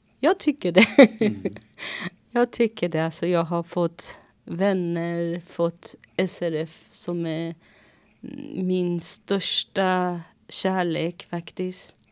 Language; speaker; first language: Swedish; non-native, fluent; Persian